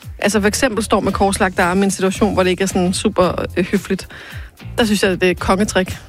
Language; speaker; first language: Danish; native; Danish